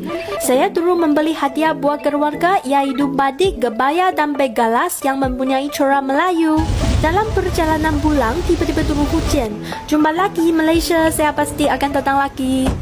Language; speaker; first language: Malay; non-native, fluent; Chinese